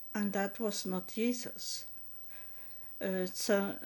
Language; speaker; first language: English; non-native, learner; Swedish